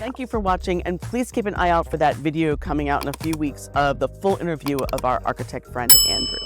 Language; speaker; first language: English; native; English